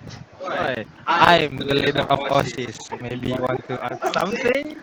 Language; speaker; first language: English; non-native, learner; Indonesian